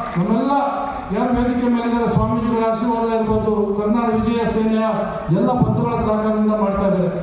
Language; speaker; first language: Kannada; native; Kannada